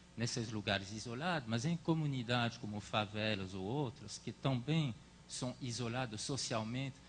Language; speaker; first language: Portuguese; non-native, fluent; French